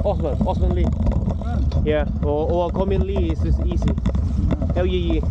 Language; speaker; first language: English; non-native, learner; Cantonese